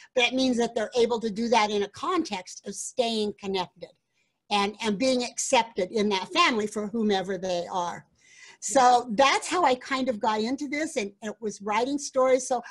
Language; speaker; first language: English; native; English